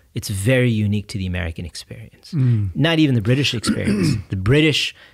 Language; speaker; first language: English; native; English